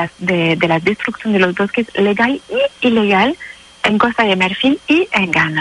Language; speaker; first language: Spanish; non-native, fluent; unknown